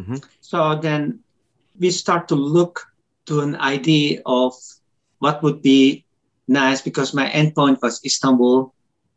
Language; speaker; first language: English; non-native, fluent; Turkish